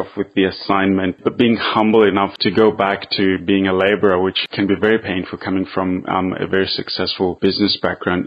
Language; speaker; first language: English; non-native, local second language; Bemba